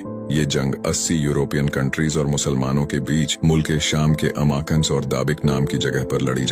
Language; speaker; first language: Hindi; native; Hindi